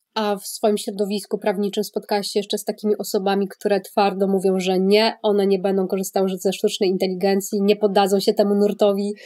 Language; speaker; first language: Polish; native; Polish